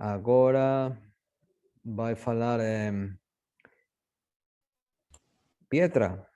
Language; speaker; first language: Portuguese; non-native, fluent; Spanish